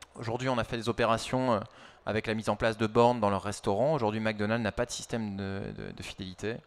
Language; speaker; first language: French; native; French